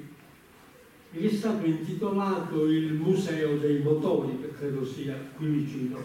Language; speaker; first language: Italian; native; Italian